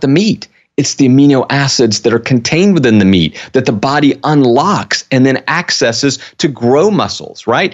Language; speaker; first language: English; native; English